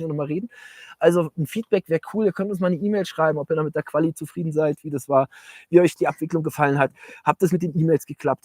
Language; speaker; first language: German; native; German